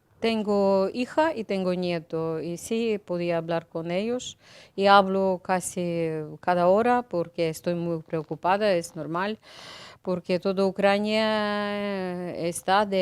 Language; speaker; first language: Spanish; non-native, learner; Ukrainian